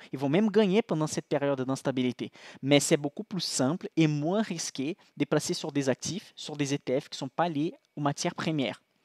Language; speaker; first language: French; non-native, fluent; Portuguese